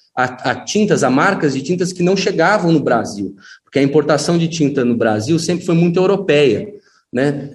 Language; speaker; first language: Portuguese; native; Portuguese